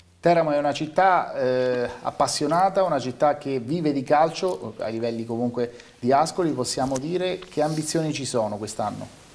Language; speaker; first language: Italian; native; Italian